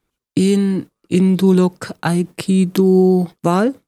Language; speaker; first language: Hungarian; non-native, learner; German